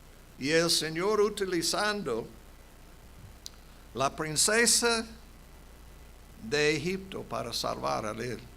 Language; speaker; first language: Spanish; non-native, fluent; English